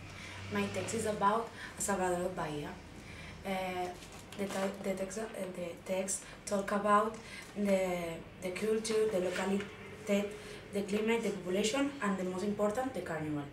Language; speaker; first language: English; non-native, learner; Spanish